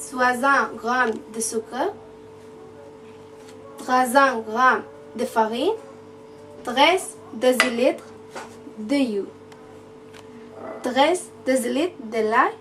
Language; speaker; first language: French; non-native, learner; Catalan